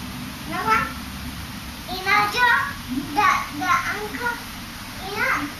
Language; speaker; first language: Hebrew; early bilingual, heritage; Hebrew